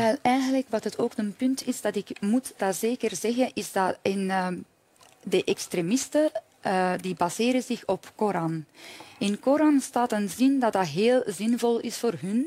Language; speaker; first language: Dutch; non-native, fluent; Persian